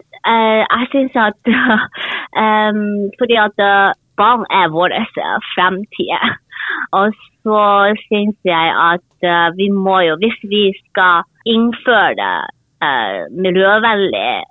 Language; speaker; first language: Norwegian; non-native, learner; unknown